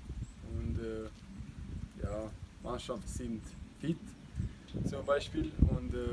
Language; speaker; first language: German; non-native, learner; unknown